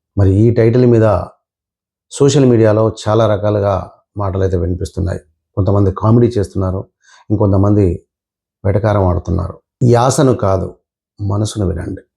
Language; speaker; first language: Telugu; native; Telugu